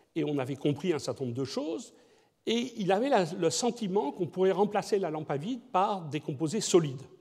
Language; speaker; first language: French; native; French